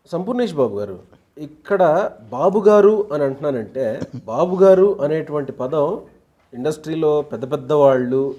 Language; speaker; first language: Telugu; native; Telugu